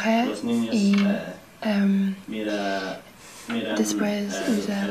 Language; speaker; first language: Spanish; non-native, learner; English